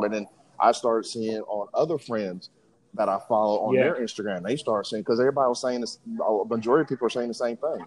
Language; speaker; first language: English; native; English